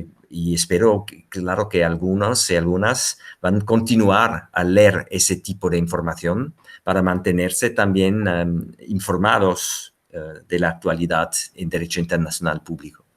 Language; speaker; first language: Spanish; non-native, fluent; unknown